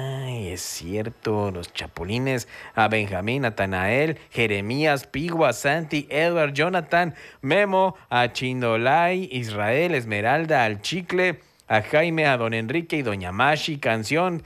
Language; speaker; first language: Spanish; native; Spanish